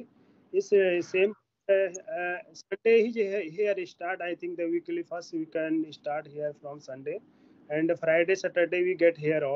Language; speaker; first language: English; non-native, learner; Hindi